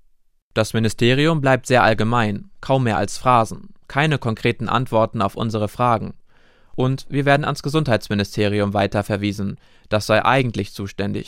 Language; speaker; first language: German; native; German